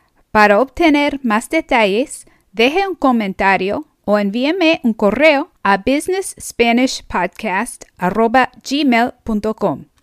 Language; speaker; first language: Spanish; non-native, fluent; English